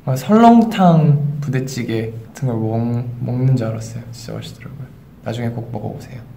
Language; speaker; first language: Korean; early bilingual, other home language; English